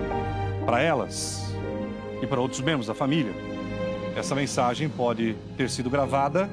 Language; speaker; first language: Portuguese; native; Portuguese